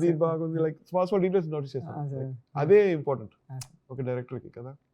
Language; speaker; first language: Telugu; non-native, learner; Tamil